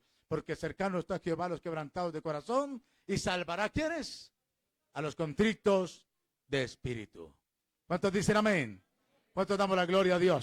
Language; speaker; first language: Spanish; native; Spanish